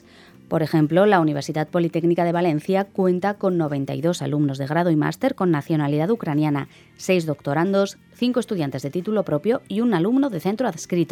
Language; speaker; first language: Spanish; native; Spanish